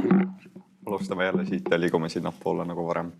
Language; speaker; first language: Estonian; native; Estonian